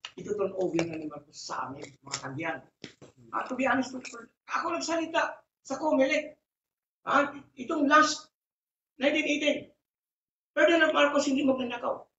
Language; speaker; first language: Filipino; non-native, local second language; Bikol